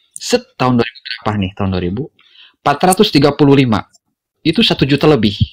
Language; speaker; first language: Indonesian; native; Indonesian